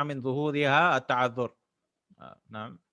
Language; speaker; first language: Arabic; non-native, fluent; English